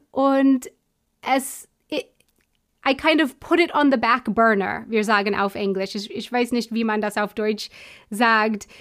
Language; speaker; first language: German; non-native, fluent; English